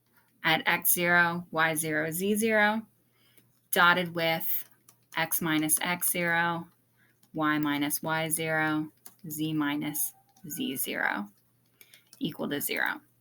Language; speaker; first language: English; native; English